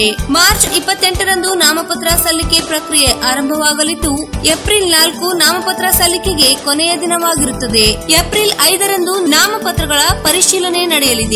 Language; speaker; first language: Kannada; native; Kannada